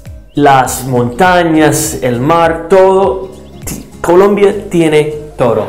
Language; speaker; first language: Spanish; non-native, fluent; English